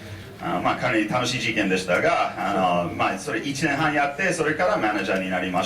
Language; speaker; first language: Japanese; non-native, fluent; English